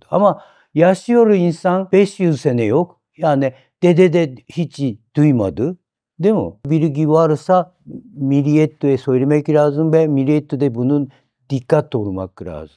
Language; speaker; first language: Turkish; non-native, fluent; Japanese